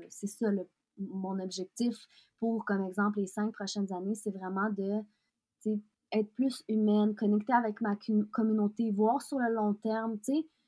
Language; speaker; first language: French; early bilingual, other home language; Russian